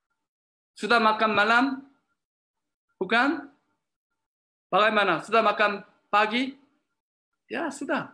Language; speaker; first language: Indonesian; non-native, learner; Korean